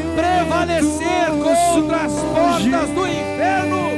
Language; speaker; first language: Portuguese; native; Portuguese